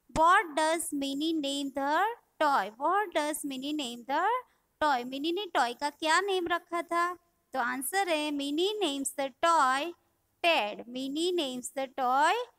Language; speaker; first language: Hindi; non-native, local second language; Gujarati